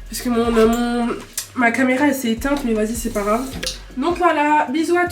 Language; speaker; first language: French; native; French